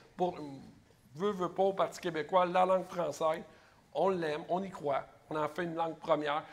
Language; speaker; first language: French; native; French